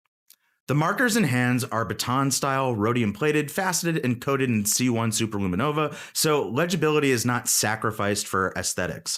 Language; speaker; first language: English; native; English